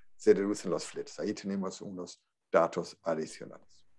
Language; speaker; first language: Spanish; non-native, fluent; German